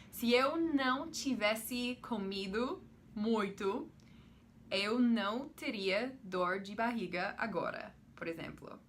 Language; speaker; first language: Portuguese; non-native, fluent; English